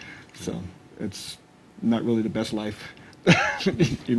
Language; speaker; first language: English; native; English